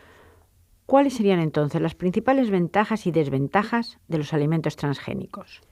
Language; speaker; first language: Spanish; native; Spanish